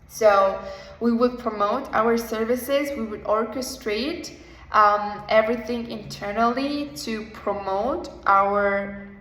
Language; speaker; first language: English; non-native, fluent; Spanish